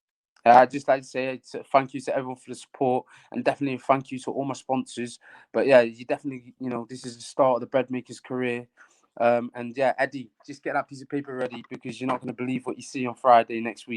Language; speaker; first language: English; native; English